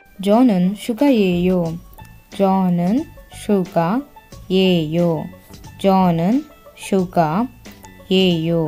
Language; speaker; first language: Korean; non-native, learner; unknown